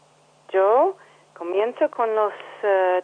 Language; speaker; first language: Spanish; non-native, learner; English